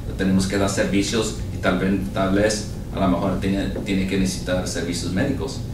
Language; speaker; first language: Spanish; early bilingual, heritage; Spanish